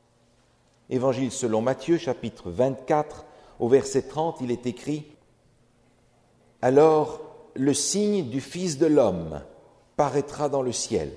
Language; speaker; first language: French; native; French